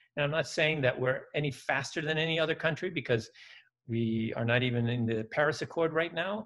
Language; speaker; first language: English; early bilingual, other home language; Dutch